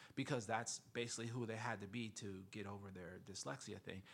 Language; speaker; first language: English; native; English